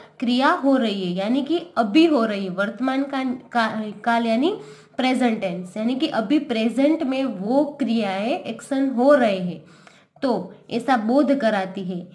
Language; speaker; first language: Hindi; non-native, local second language; Gujarati